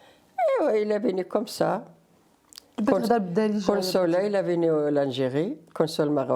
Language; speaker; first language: French; non-native, learner; Riffian